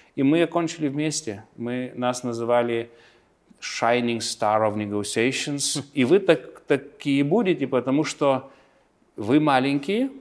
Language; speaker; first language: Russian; non-native, local second language; Lithuanian